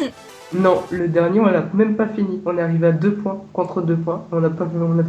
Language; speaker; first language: French; native; French